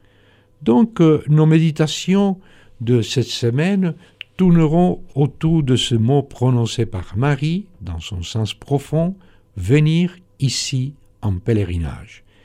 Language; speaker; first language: French; non-native, fluent; Spanish